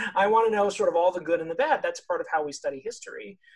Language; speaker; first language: English; native; English